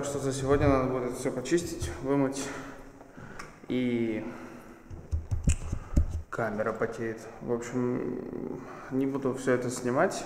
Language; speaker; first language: Russian; native; Russian